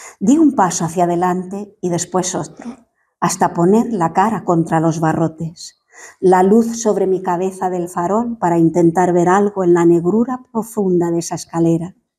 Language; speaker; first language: Spanish; non-native, fluent; English